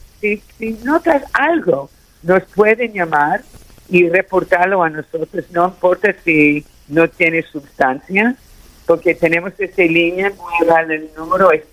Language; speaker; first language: Spanish; early bilingual, heritage; Spanish